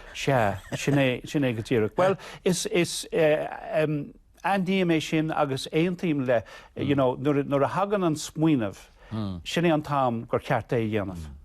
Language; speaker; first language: Irish; non-native, local second language; English